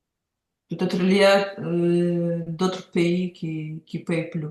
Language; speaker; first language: French; non-native, learner; Ukrainian